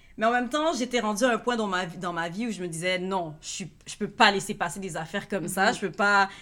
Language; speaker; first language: French; native; French